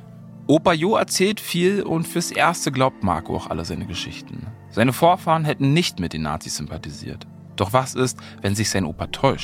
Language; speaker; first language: German; native; German